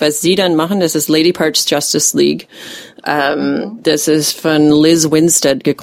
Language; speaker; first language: German; non-native, fluent; English